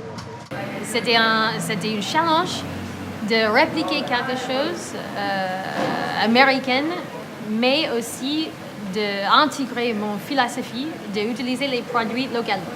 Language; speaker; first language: French; non-native, fluent; English